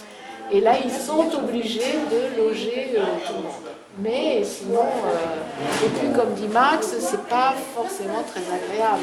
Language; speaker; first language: French; native; French